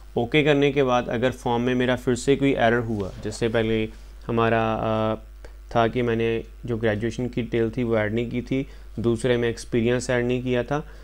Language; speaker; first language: Hindi; non-native, local second language; Punjabi